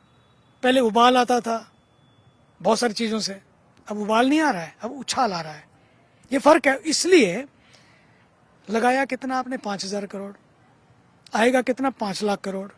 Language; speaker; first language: Hindi; native; Hindi